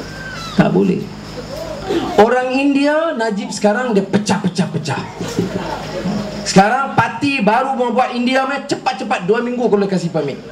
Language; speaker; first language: Malay; native; Malay